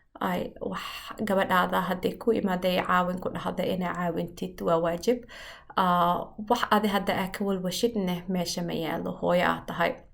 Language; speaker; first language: Somali; early bilingual, heritage; Somali